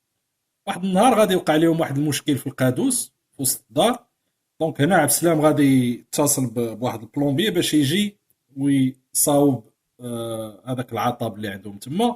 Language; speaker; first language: Arabic; native; Arabic